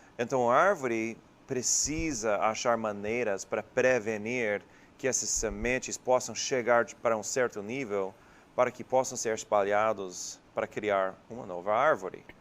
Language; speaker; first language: Portuguese; non-native, fluent; English